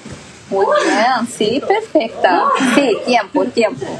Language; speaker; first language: Spanish; non-native, learner; Portuguese